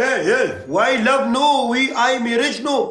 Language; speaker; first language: English; non-native, learner; Pashto